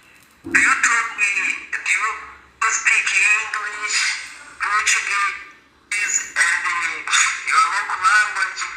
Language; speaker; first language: English; non-native, learner; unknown